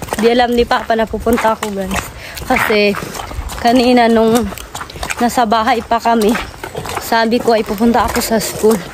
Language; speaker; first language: Filipino; non-native, local second language; Cebuano